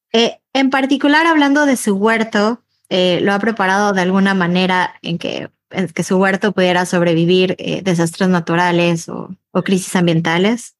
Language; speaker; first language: Spanish; native; Spanish